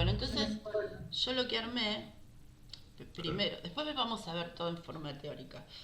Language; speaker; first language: Spanish; native; Spanish